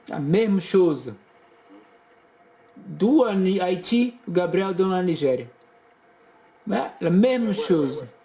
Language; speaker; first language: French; non-native, learner; Portuguese